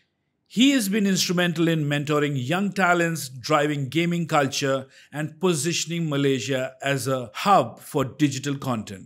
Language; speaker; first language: English; non-native, local second language; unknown